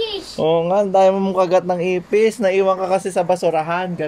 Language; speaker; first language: Filipino; native; Filipino